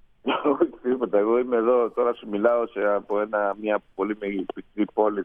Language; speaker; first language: Greek; non-native, fluent; Spanish